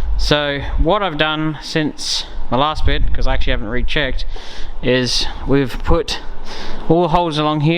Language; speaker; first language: English; native; English